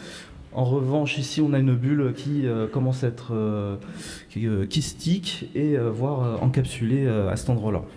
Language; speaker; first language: French; native; French